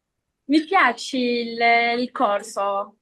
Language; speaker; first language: Italian; non-native, learner; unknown